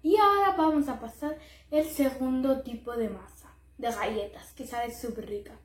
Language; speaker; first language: Spanish; non-native, learner; Arabic